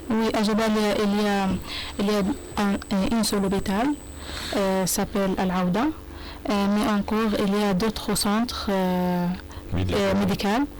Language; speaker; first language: French; non-native, learner; Arabic